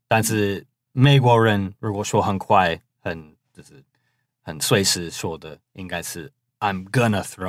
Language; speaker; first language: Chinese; non-native, fluent; English